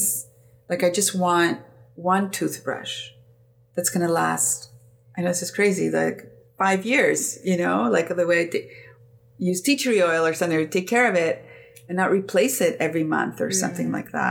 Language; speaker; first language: English; non-native, fluent; Greek